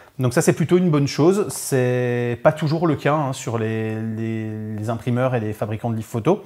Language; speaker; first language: French; native; French